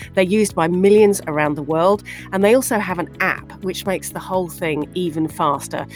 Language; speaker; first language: English; native; English